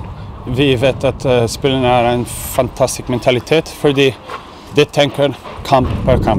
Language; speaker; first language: Norwegian; non-native, fluent; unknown